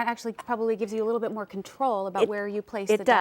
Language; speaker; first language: English; native; English